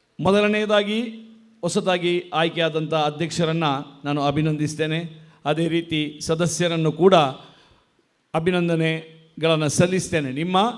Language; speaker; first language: Kannada; non-native, local second language; Konkani